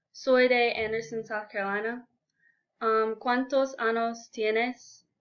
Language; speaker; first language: Spanish; non-native, learner; English